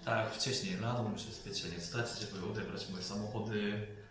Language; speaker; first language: Polish; non-native, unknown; Korean